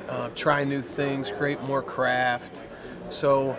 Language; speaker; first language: English; native; English